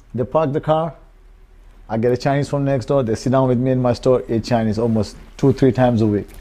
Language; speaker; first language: English; non-native, local second language; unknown